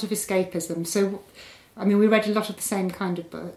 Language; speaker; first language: English; native; English